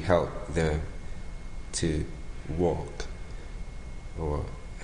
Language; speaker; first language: English; non-native, fluent; Japanese